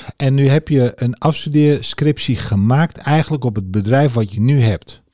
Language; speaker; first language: Dutch; native; Dutch